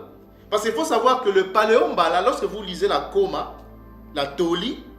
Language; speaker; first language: French; non-native, local second language; Kongo